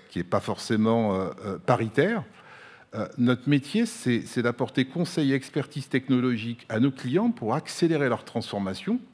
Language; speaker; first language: French; non-native, local second language; Arabic